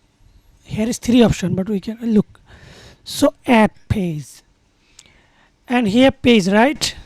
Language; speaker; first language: English; non-native, learner; Bangla